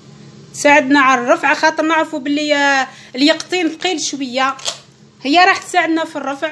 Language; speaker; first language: Arabic; native; Arabic